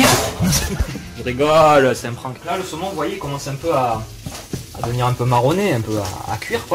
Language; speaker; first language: French; native; French